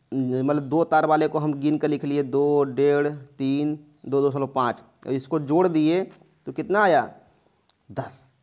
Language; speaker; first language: Hindi; native; Hindi